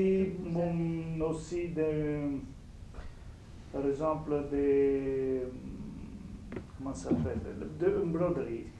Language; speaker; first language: French; non-native, fluent; Italian